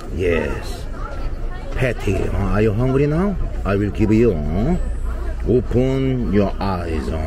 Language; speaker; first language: English; non-native, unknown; Korean